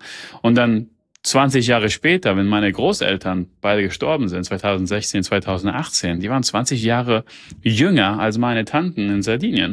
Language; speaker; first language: German; early bilingual, heritage; German